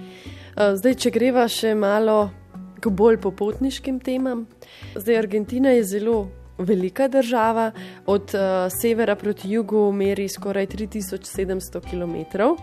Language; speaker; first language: Slovenian; native; Slovenian